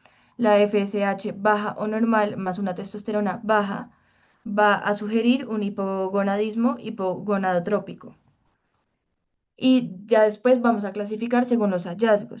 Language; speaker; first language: Spanish; native; Spanish